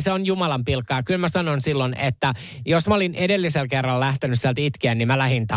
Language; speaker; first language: Finnish; native; Finnish